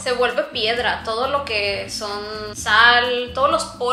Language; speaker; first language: Spanish; native; Spanish